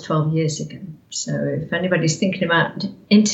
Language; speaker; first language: English; native; English